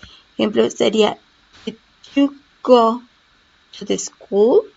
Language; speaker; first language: English; non-native, learner; Spanish